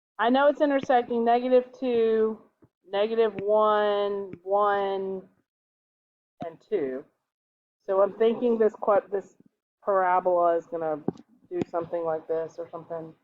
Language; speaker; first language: English; native; English